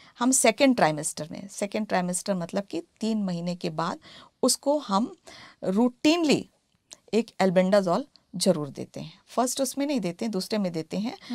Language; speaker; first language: Hindi; native; Hindi